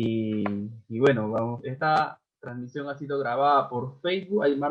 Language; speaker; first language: Spanish; native; Spanish